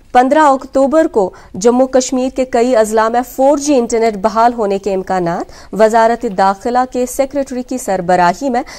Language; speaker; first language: Hindi; non-native, local second language; Kashmiri